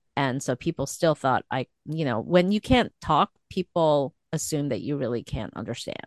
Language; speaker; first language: English; early bilingual, other home language; Korean